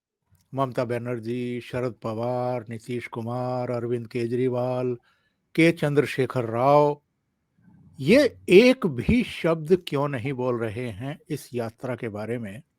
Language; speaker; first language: Hindi; native; Hindi